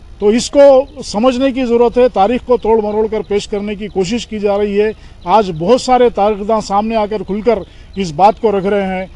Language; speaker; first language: Urdu; native; Urdu